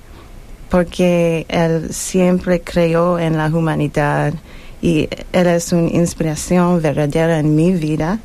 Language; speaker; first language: Spanish; non-native, learner; English